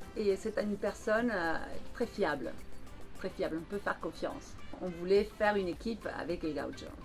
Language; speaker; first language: French; non-native, fluent; Spanish